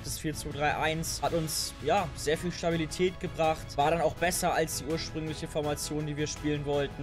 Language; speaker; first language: German; native; German